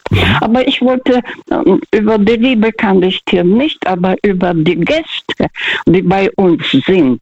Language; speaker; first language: German; non-native, fluent; Russian